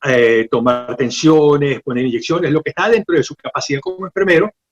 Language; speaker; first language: Spanish; native; Spanish